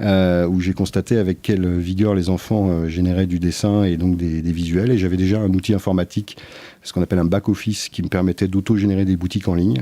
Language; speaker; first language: French; native; French